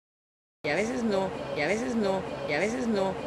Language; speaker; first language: Spanish; non-native, learner; French